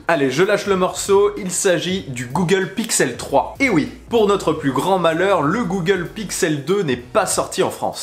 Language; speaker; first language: French; native; French